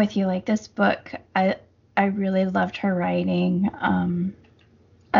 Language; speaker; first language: English; native; English